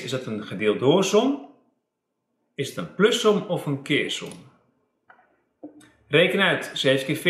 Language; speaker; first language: Dutch; native; Dutch